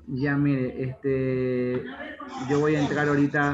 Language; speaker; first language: Spanish; native; Spanish